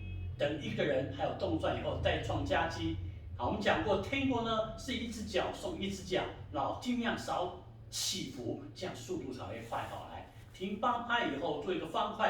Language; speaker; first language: Chinese; native; Chinese